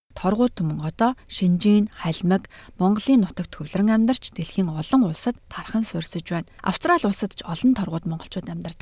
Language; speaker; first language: Mongolian; native; Mongolian